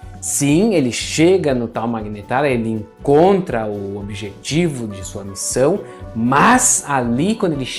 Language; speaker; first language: Portuguese; native; Portuguese